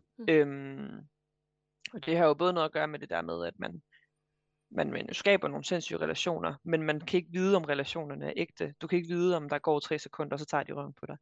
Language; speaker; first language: Danish; native; Danish